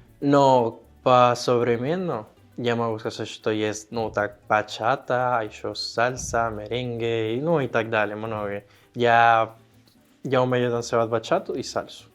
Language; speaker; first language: Russian; non-native, learner; Spanish